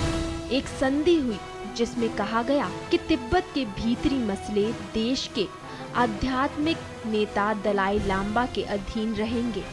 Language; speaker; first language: Hindi; native; Hindi